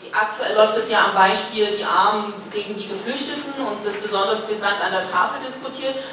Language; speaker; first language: German; native; German